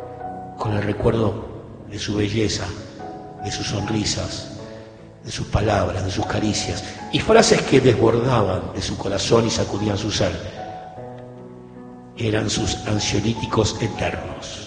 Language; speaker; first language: Spanish; native; Spanish